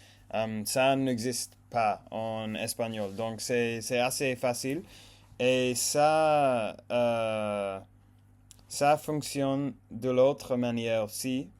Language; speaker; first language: French; non-native, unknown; English